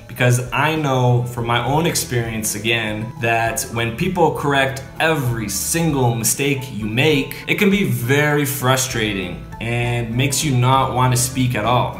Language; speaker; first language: English; native; English